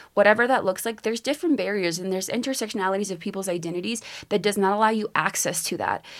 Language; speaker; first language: English; native; English